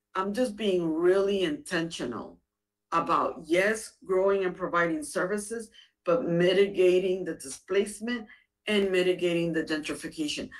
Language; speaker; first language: English; native; English